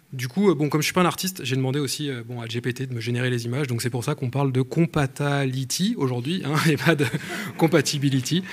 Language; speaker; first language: French; native; French